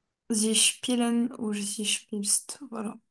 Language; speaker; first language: German; non-native, learner; French